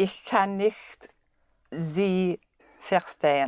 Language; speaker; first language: German; non-native, learner; English